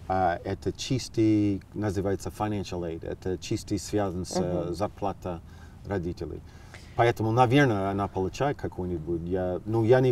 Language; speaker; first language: Russian; non-native, fluent; English